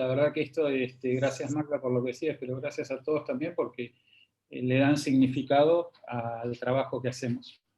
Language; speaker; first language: Spanish; native; Spanish